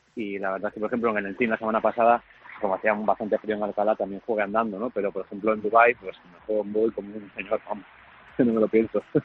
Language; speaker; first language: Spanish; native; Spanish